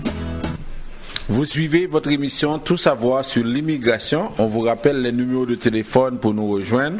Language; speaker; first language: French; native; French